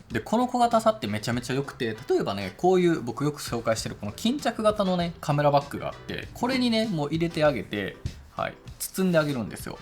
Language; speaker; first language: Japanese; native; Japanese